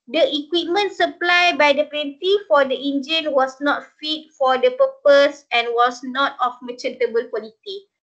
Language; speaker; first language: English; non-native, local second language; Malay